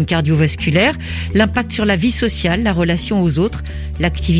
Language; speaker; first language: French; native; French